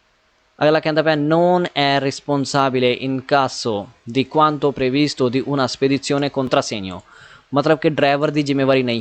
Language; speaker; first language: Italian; non-native, fluent; Punjabi